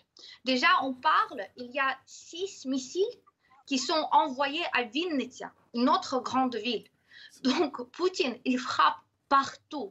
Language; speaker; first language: French; non-native, fluent; Ukrainian